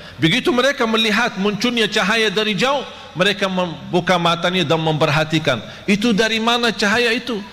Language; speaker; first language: Malay; non-native, fluent; Arabic